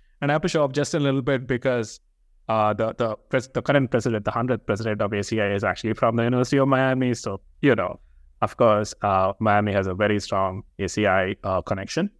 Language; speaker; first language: English; non-native, local second language; Telugu